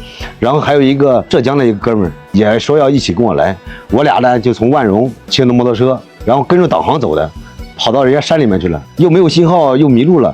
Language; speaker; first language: Chinese; native; Chinese